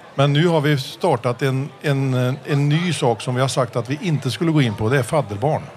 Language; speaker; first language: Swedish; early bilingual, heritage; Swedish